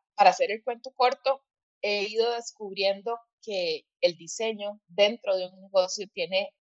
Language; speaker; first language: Spanish; native; Spanish